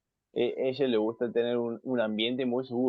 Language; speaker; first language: Spanish; non-native, fluent; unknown